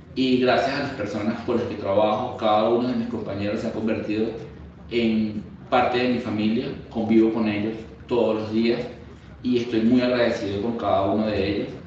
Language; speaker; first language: Spanish; native; Spanish